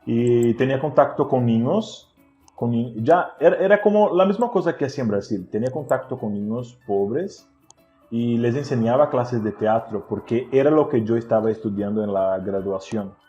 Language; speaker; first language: Spanish; non-native, fluent; Portuguese